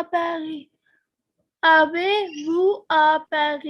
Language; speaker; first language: French; non-native, learner; Hindi